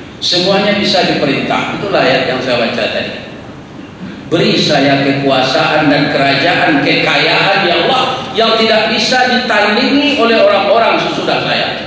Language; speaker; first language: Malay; non-native, local second language; Minangkabau